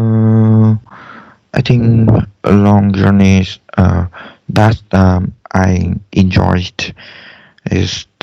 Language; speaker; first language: English; non-native, learner; Vietnamese